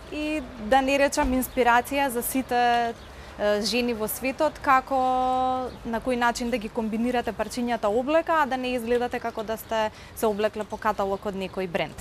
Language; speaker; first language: Macedonian; native; Macedonian